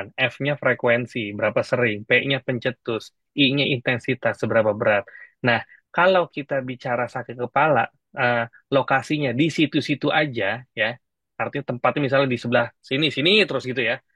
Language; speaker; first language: Indonesian; native; Indonesian